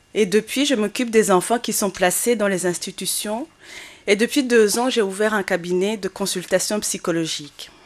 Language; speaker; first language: French; non-native, local second language; Kinyarwanda